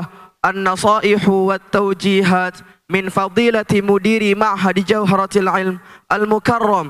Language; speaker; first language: Arabic; non-native, learner; Indonesian